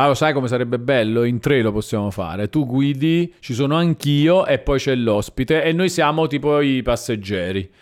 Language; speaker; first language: Italian; native; Italian